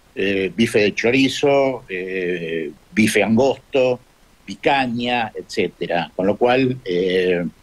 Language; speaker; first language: Spanish; native; Spanish